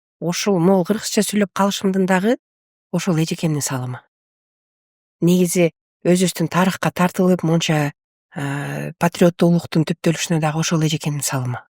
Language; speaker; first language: Kyrgyz; non-native, local second language; Russian